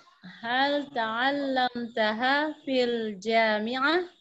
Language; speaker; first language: Arabic; non-native, learner; Indonesian